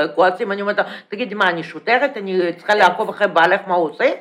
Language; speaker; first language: Hebrew; non-native, fluent; Russian